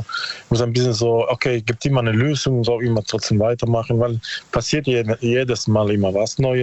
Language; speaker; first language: German; non-native, learner; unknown